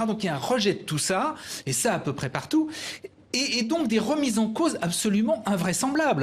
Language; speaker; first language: French; native; French